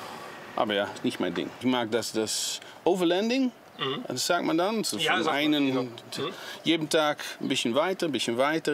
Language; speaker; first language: German; non-native, learner; Dutch